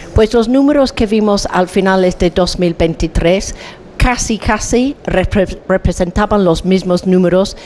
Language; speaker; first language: Spanish; non-native, fluent; English